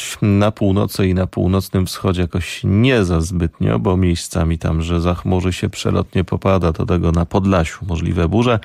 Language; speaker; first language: Polish; native; Polish